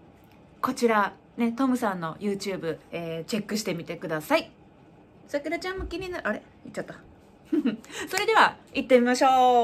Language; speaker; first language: Japanese; native; Japanese